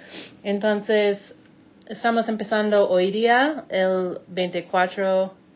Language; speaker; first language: Spanish; non-native, fluent; English